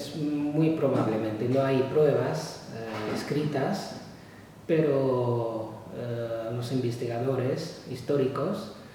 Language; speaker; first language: Spanish; non-native, fluent; Arabic